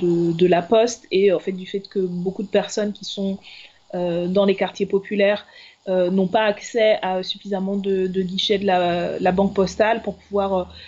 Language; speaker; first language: French; native; French